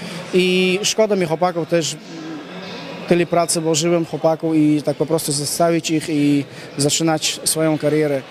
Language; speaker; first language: Polish; non-native, fluent; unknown